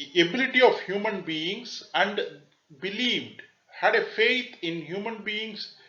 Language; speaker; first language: English; non-native, local second language; Tamil